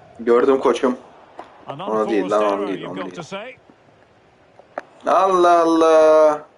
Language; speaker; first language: Turkish; native; Turkish